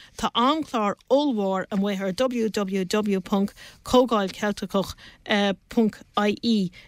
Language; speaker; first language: Irish; native; Irish